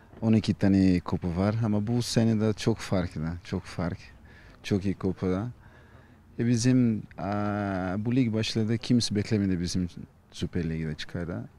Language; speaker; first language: Turkish; non-native, learner; Portuguese